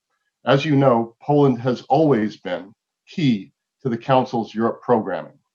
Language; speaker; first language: English; native; English